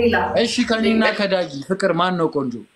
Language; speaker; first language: Amharic; native; Amharic